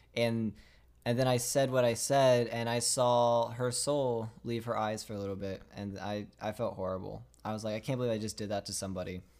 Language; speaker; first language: English; native; English